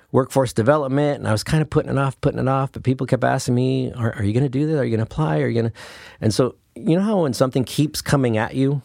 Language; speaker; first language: English; native; English